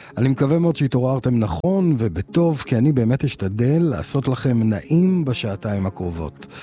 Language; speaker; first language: Hebrew; native; Hebrew